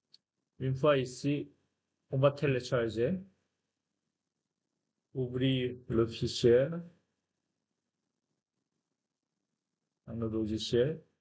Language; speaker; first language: French; non-native, fluent; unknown